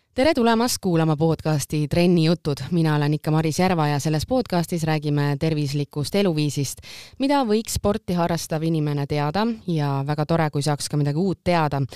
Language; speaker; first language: Estonian; native; Estonian